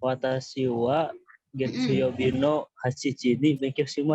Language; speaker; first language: Japanese; non-native, learner; Indonesian